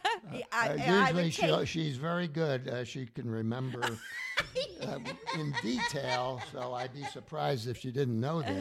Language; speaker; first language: English; native; English